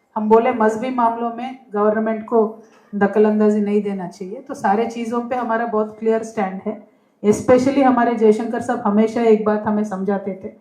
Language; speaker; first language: Hindi; non-native, local second language; Telugu